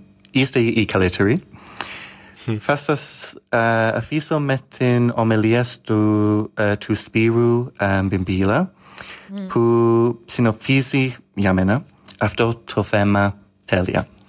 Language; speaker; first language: Greek; non-native, learner; English